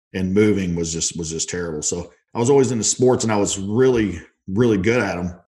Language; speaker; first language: English; native; English